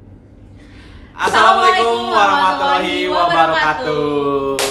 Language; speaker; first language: Indonesian; native; Indonesian